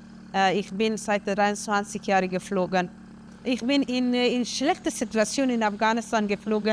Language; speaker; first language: German; non-native, learner; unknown